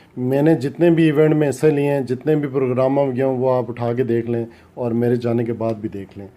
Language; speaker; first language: Urdu; non-native, local second language; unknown